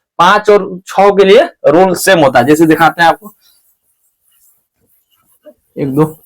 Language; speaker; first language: Hindi; native; Hindi